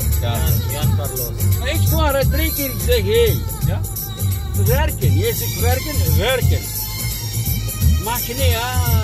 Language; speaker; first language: Dutch; non-native, learner; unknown